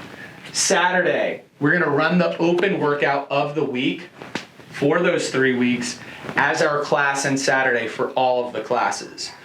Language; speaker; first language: English; native; English